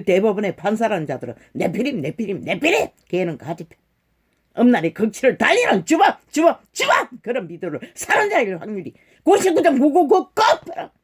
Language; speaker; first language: Korean; native; Korean